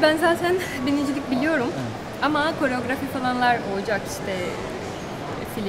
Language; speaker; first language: Turkish; non-native, fluent; Portuguese